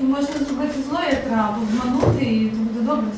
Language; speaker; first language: Russian; native; Russian